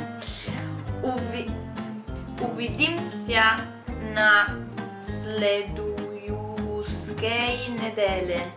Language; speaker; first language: Russian; non-native, learner; Italian